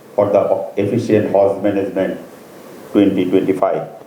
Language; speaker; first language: English; non-native, local second language; Bangla